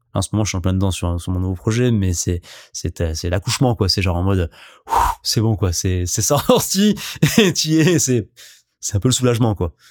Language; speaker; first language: French; native; French